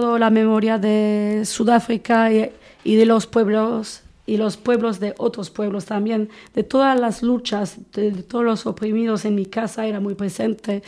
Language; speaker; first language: Spanish; non-native, fluent; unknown